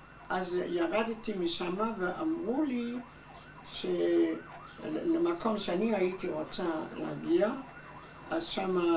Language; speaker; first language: Hebrew; non-native, fluent; German